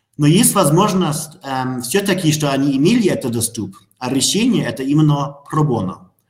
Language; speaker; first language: Russian; non-native, learner; German